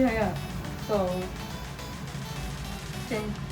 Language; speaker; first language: English; non-native, learner; Japanese